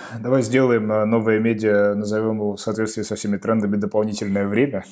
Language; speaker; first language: Russian; native; Russian